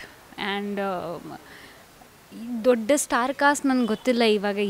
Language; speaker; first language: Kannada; non-native, fluent; Hindi